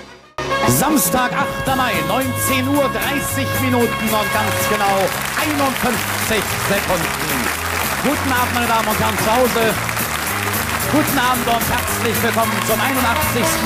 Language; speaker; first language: German; native; German